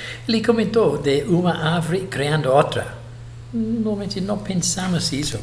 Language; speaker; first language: Portuguese; non-native, fluent; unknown